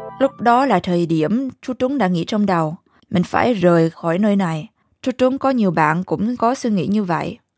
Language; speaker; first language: Vietnamese; early bilingual, heritage; Vietnamese